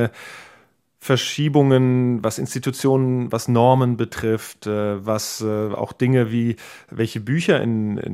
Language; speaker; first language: German; native; German